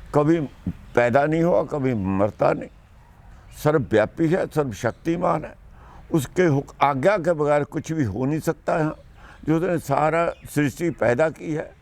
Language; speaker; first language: Hindi; non-native, local second language; Punjabi